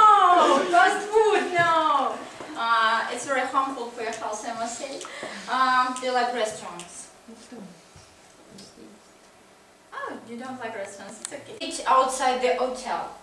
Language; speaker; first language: English; non-native, fluent; Russian